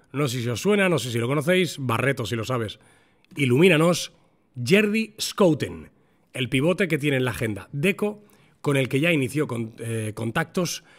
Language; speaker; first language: Spanish; native; Spanish